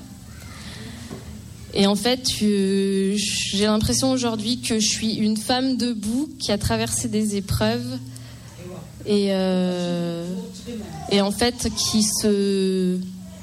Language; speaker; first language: French; native; French